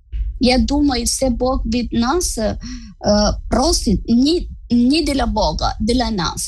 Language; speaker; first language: Ukrainian; non-native, learner; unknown